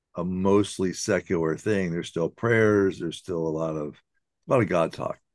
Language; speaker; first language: English; native; English